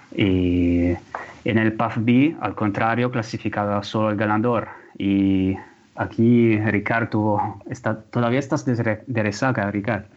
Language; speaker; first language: Spanish; non-native, fluent; Italian